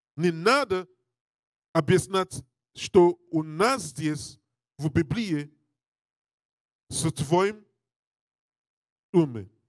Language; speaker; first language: Russian; non-native, learner; English